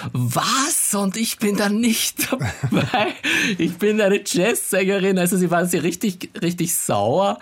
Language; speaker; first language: German; native; German